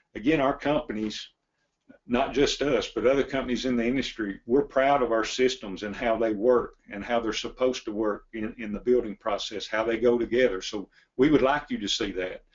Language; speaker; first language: English; native; English